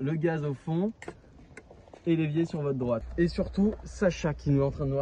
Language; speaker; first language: French; native; French